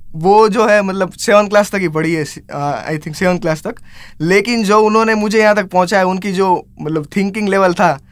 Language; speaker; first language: Hindi; non-native, local second language; Gujarati